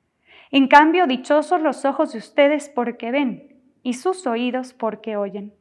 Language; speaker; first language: Spanish; native; Spanish